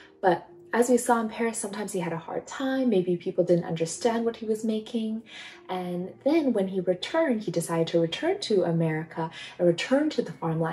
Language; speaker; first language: English; native; English